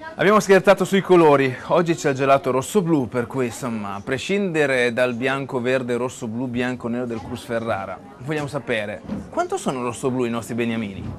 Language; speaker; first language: Italian; native; Italian